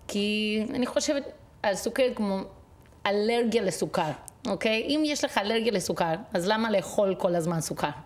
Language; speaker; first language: Hebrew; non-native, fluent; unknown